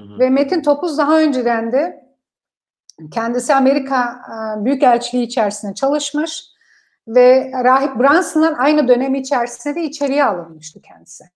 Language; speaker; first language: Turkish; non-native, fluent; Kurdish